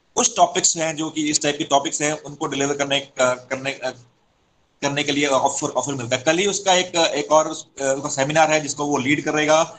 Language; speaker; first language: Hindi; native; Hindi